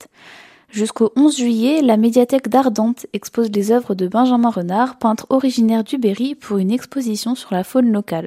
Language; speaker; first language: French; native; French